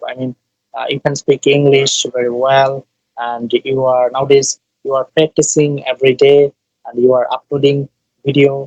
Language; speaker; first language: English; non-native, learner; Bangla